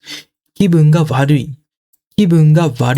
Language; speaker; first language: Japanese; non-native, fluent; Sinhala